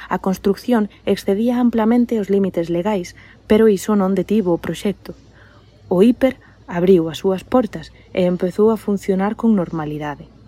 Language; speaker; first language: Galician; native; Galician